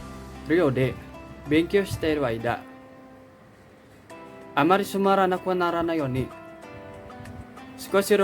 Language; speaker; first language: Japanese; non-native, learner; Indonesian